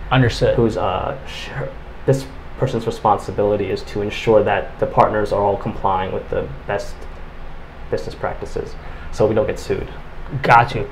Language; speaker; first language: English; native; English